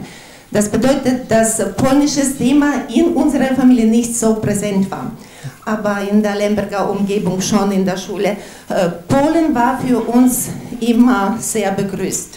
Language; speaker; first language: German; non-native, fluent; Ukrainian